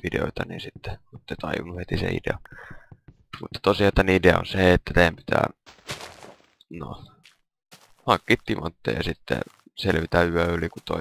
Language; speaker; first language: Finnish; native; Finnish